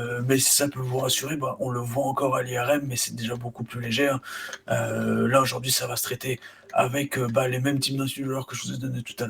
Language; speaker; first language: French; native; French